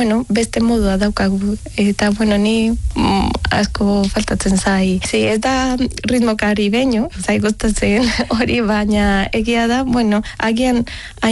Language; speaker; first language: Basque; non-native, learner; Spanish